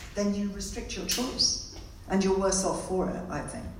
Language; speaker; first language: English; native; English